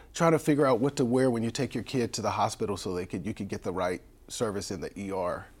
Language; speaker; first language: English; native; English